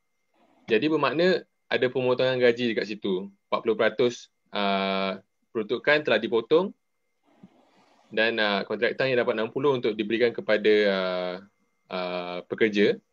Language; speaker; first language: Malay; native; Malay